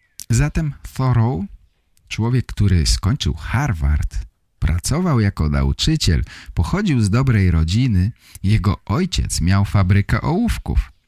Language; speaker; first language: Polish; native; Polish